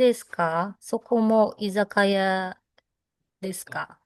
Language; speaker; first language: Japanese; non-native, learner; Filipino